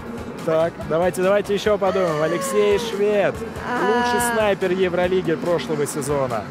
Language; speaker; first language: Russian; native; Russian